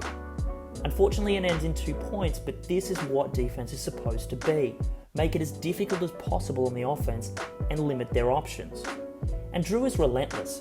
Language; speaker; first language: English; native; English